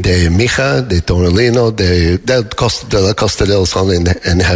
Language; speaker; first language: Spanish; non-native, learner; English